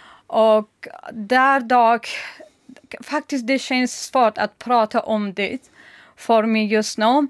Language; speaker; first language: Swedish; non-native, learner; Persian